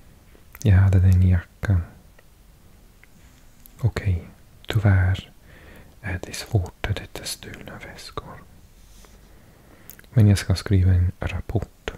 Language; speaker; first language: Swedish; non-native, learner; English